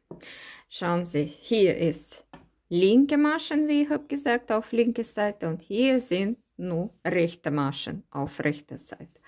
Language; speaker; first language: German; non-native, learner; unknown